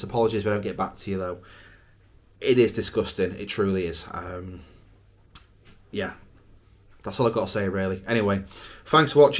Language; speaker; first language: English; native; English